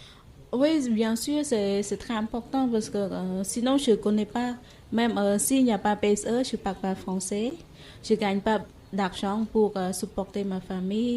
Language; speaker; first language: French; non-native, fluent; Khmer